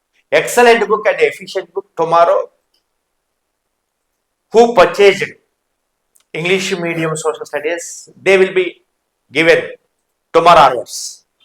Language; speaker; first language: English; non-native, local second language; Telugu